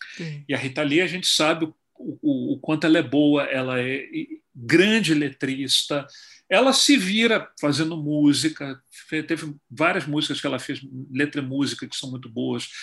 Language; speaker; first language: Portuguese; native; Portuguese